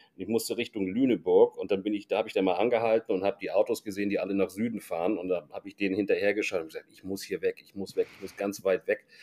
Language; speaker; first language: German; native; German